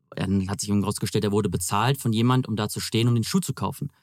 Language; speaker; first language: German; native; German